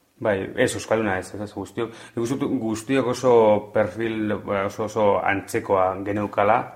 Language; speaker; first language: Basque; non-native, local second language; Spanish